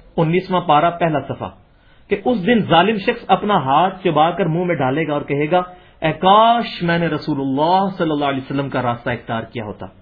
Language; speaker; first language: Urdu; non-native, local second language; Punjabi